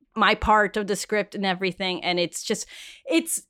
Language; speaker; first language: English; early bilingual, other home language; Spanish